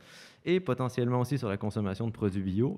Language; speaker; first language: French; native; French